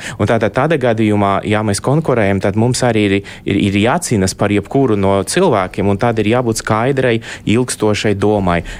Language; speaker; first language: Latvian; non-native, local second language; Russian